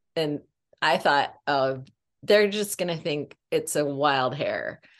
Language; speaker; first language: English; native; English